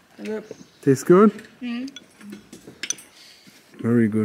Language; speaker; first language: English; non-native, learner; German